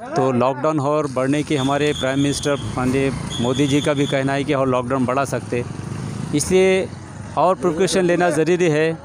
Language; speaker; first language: Hindi; non-native, local second language; Urdu